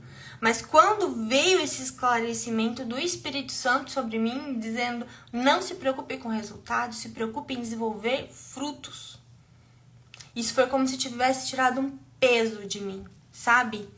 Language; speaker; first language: Portuguese; native; Portuguese